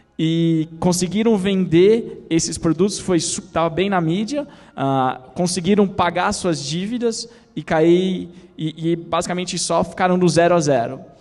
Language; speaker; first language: Portuguese; native; Portuguese